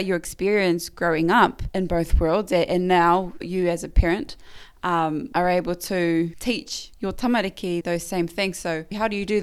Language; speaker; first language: English; native; English